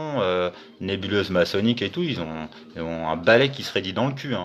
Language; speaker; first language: French; native; French